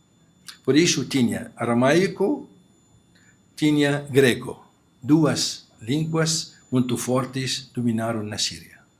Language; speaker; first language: Portuguese; non-native, fluent; Arabic